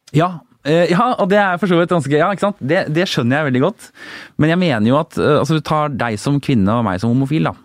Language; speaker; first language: Norwegian; native; Norwegian